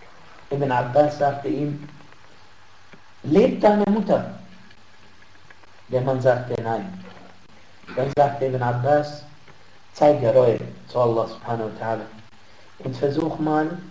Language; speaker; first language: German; non-native, fluent; Arabic